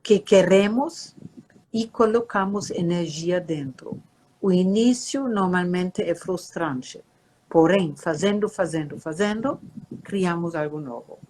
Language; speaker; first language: Portuguese; non-native, fluent; German